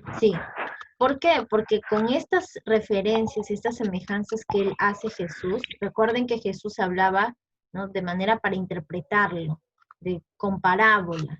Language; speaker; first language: Spanish; native; Spanish